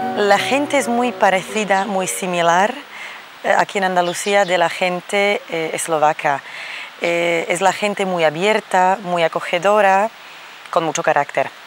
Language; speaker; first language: Spanish; non-native, fluent; Slovak